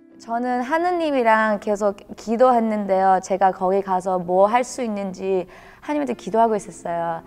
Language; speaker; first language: Korean; early bilingual, heritage; Korean